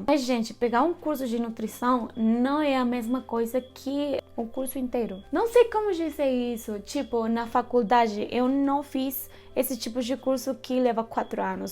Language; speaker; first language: Portuguese; non-native, fluent; Spanish